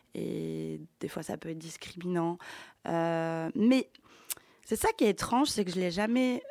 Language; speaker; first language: French; early bilingual, other home language; Ukrainian